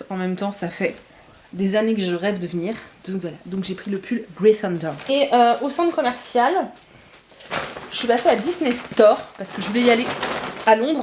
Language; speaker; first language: French; native; French